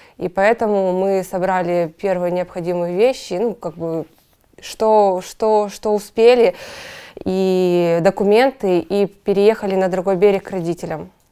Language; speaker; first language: Russian; native; Russian